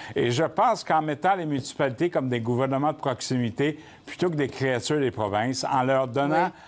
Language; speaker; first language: French; native; French